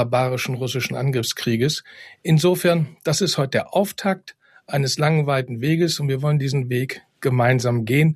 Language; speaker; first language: German; native; German